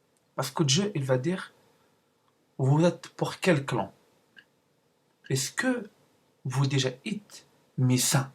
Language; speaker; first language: French; non-native, learner; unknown